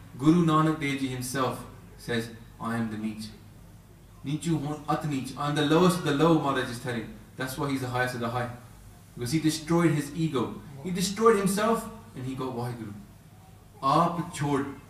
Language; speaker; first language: English; native; English